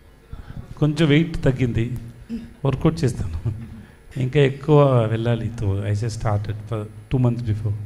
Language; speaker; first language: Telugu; non-native, learner; Tamil